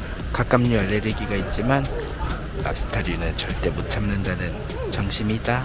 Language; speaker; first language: Korean; native; Korean